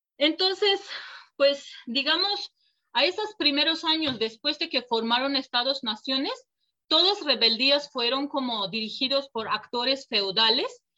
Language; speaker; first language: Spanish; non-native, fluent; Kurdish